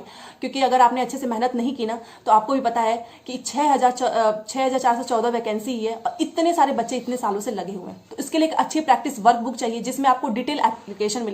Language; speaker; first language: Hindi; native; Hindi